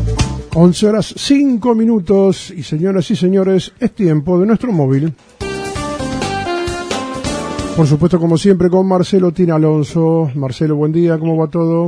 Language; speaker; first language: Spanish; native; Spanish